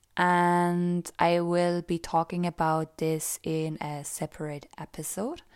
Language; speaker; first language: English; non-native, fluent; German